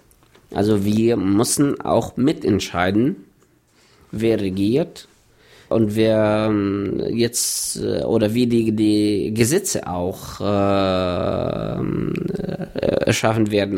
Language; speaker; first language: German; non-native, fluent; Arabic